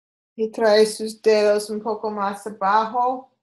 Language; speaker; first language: Spanish; non-native, learner; English